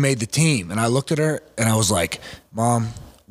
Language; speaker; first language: English; native; English